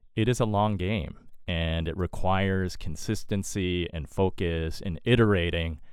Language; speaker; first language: English; native; English